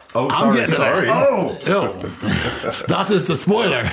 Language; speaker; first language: German; non-native, fluent; English